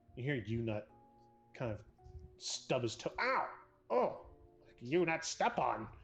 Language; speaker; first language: English; native; English